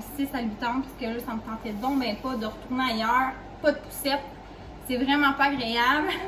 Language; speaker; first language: French; native; French